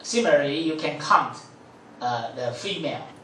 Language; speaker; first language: English; non-native, fluent; Chinese